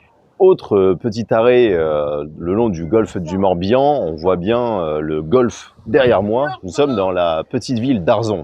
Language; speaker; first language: French; native; French